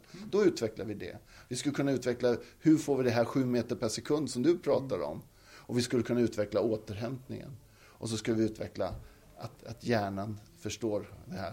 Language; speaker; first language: Swedish; native; Swedish